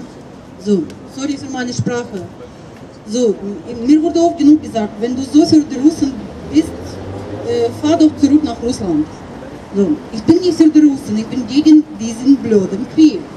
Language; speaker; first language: German; non-native, fluent; Russian